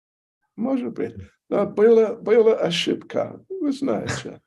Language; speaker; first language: Russian; non-native, learner; English